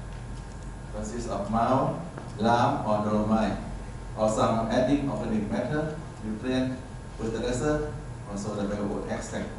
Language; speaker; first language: English; non-native, learner; Thai